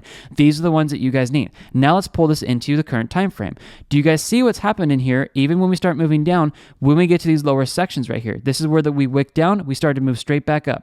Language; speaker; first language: English; native; English